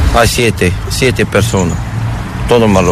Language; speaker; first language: Spanish; non-native, learner; Arabic